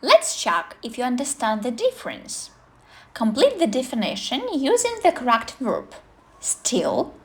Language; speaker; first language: English; non-native, fluent; Ukrainian